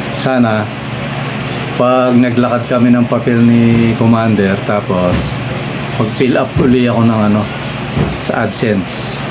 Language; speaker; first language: Filipino; non-native, local second language; Pampanga